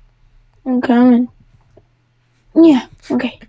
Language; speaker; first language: English; native; English